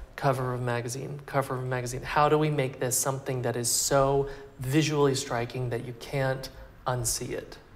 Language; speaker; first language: English; native; English